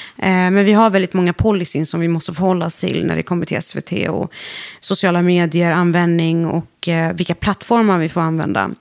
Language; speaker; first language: Swedish; early bilingual, other home language; Arabic